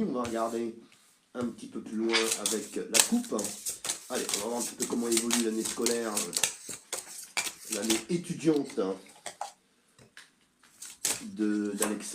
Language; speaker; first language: French; native; French